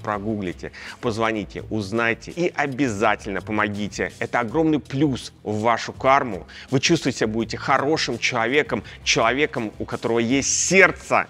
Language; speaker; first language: Russian; native; Russian